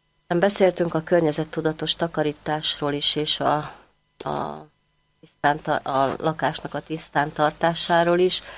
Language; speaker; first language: Hungarian; native; Hungarian